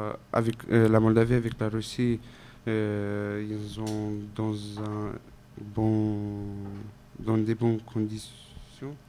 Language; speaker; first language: French; non-native, fluent; Romanian